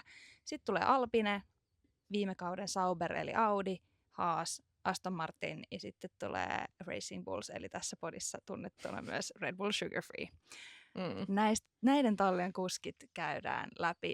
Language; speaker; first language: Finnish; native; Finnish